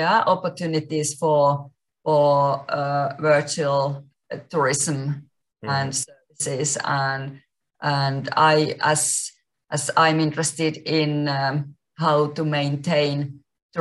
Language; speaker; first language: English; non-native, fluent; Finnish